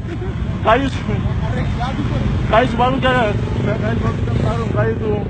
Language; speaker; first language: Indonesian; native; Indonesian